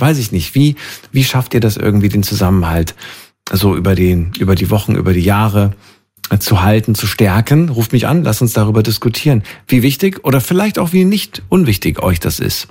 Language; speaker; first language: German; native; German